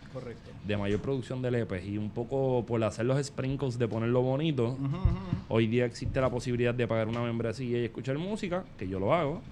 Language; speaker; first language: Spanish; native; Spanish